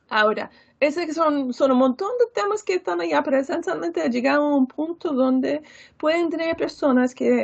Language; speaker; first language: Spanish; non-native, fluent; English